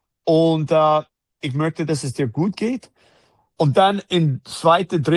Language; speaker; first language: German; non-native, fluent; English